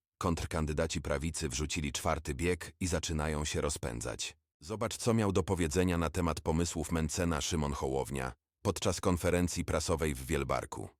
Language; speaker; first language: Polish; native; Polish